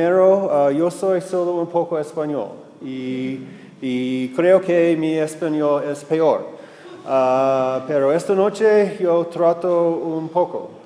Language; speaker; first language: Spanish; non-native, learner; English